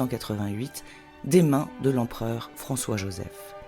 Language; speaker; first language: French; native; French